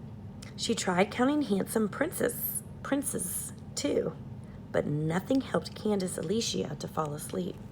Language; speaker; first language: English; native; English